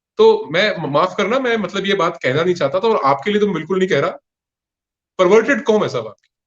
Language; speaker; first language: Hindi; non-native, local second language; Punjabi